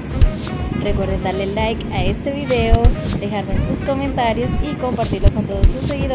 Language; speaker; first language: Spanish; native; Spanish